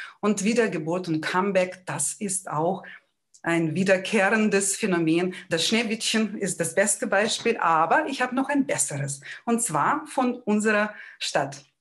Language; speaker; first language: German; non-native, fluent; Ukrainian